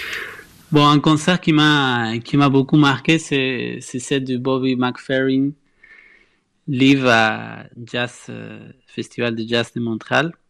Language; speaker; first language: French; non-native, fluent; Spanish